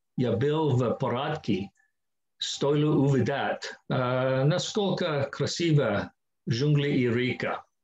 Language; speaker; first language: Russian; non-native, learner; English